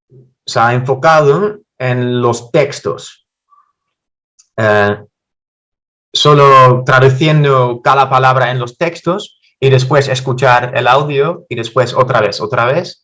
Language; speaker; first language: Spanish; non-native, fluent; Dutch